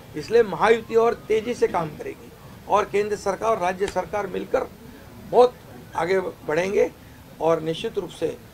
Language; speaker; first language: Hindi; non-native, local second language; Marathi